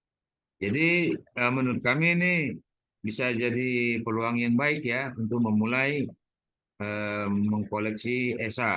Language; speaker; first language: Indonesian; native; Indonesian